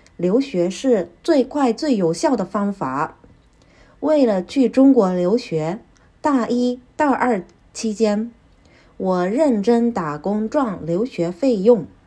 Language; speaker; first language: Chinese; non-native, learner; Japanese